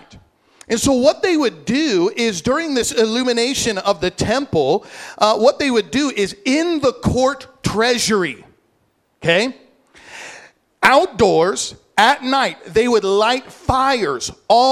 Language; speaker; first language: English; native; English